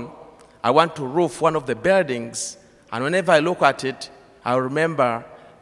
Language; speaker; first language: English; non-native, local second language; Ganda